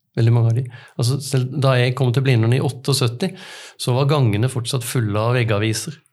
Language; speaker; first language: Norwegian; native; Norwegian